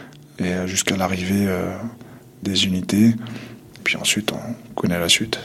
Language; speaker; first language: French; non-native, local second language; Kabyle